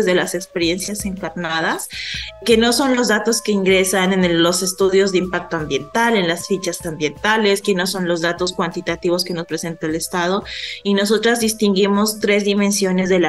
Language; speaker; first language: Spanish; native; Spanish